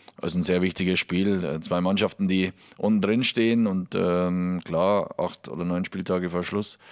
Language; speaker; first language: German; native; German